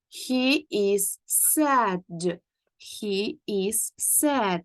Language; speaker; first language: English; non-native, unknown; Ukrainian